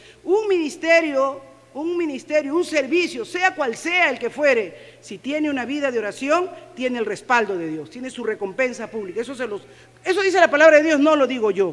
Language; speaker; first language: Spanish; native; Spanish